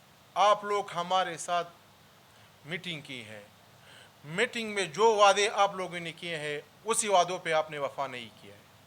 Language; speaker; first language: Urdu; early bilingual, other home language; Pashto